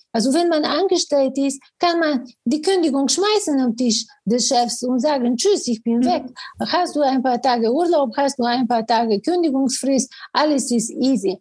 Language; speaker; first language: German; non-native, fluent; Bulgarian